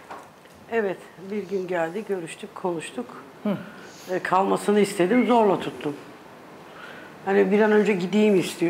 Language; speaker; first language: Turkish; native; Turkish